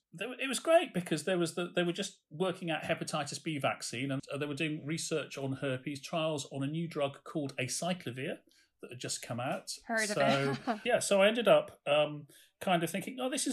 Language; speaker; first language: English; native; English